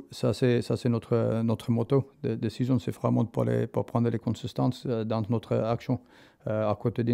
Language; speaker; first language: French; non-native, learner; English